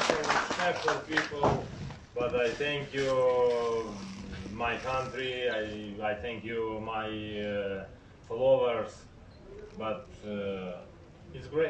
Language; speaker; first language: English; non-native, learner; Ukrainian